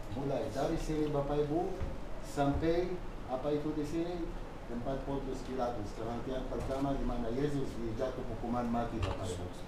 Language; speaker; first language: Indonesian; non-native, fluent; Hebrew